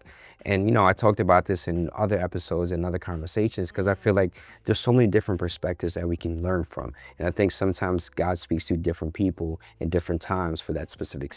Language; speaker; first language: English; native; English